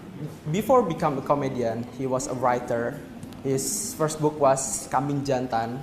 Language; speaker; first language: English; non-native, learner; Indonesian